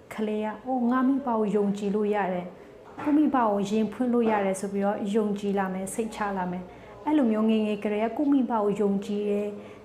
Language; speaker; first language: Burmese; non-native, local second language; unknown